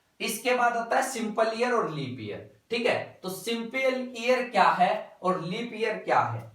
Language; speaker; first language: Hindi; native; Hindi